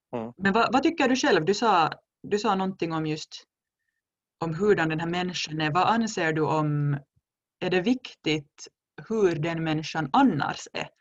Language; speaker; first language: Swedish; native; Swedish